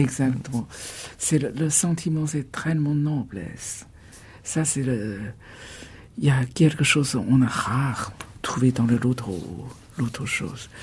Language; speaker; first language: French; non-native, fluent; Chinese